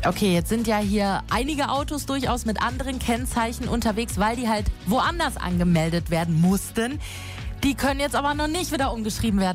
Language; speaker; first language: German; native; German